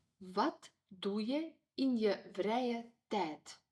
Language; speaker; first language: Dutch; non-native, fluent; Ukrainian